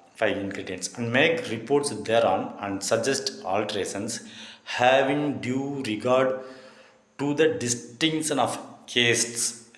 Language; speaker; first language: English; non-native, local second language; Tamil